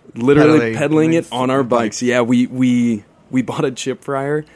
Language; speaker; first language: English; native; English